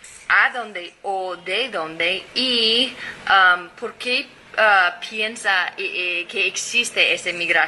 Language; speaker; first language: Spanish; non-native, fluent; English